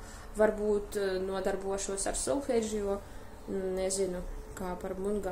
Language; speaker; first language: Latvian; non-native, fluent; Russian